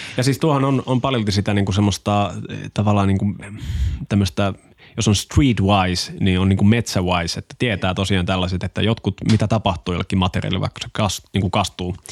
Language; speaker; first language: Finnish; native; Finnish